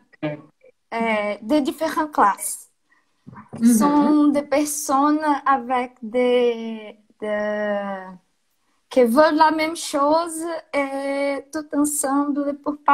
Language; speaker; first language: French; non-native, learner; Portuguese